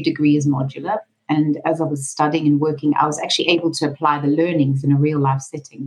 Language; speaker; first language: English; native; English